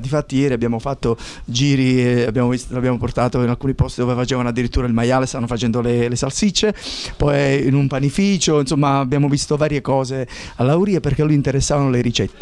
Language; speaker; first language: Italian; native; Italian